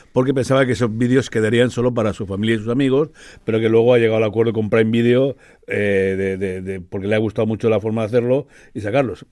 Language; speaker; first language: Spanish; native; Spanish